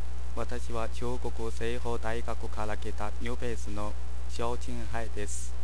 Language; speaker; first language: Japanese; non-native, learner; Chinese